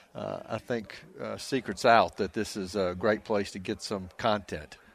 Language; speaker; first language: English; native; English